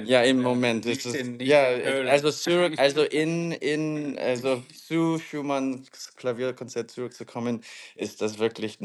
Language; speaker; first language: German; non-native, fluent; English